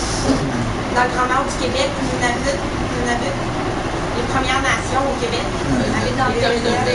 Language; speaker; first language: French; native; French